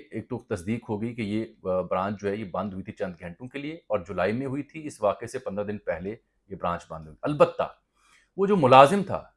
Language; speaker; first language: Urdu; native; Urdu